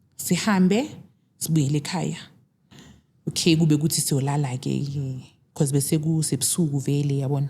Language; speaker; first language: Zulu; native; Zulu